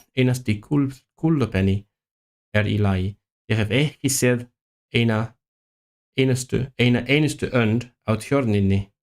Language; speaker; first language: Icelandic; non-native, learner; Chinese